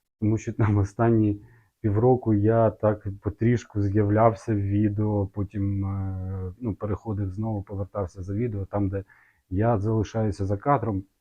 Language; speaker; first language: Ukrainian; non-native, local second language; Russian